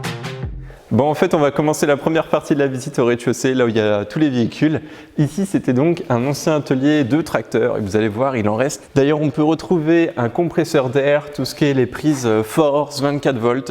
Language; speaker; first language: French; native; French